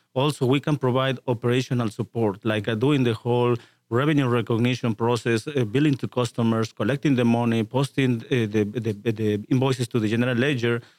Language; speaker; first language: English; non-native, fluent; Spanish